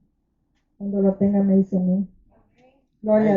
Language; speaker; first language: Spanish; native; Spanish